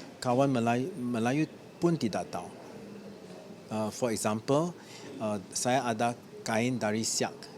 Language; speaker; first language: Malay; non-native, learner; English